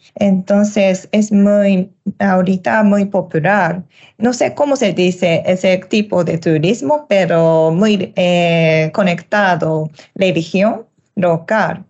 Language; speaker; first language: Spanish; non-native, learner; Japanese